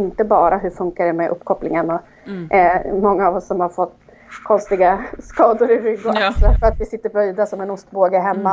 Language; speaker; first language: Swedish; native; Swedish